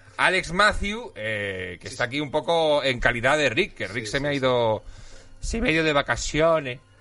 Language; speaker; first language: Spanish; native; Spanish